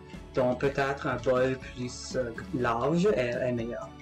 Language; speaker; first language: French; non-native, local second language; English